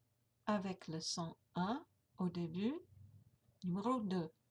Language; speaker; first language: French; non-native, fluent; English